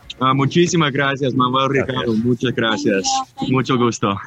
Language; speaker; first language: Spanish; non-native, learner; English